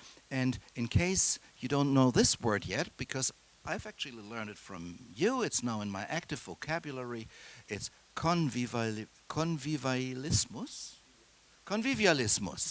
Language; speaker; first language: English; non-native, fluent; German